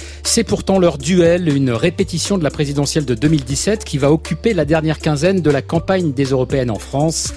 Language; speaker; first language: French; native; French